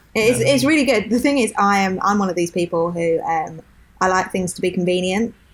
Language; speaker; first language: English; native; English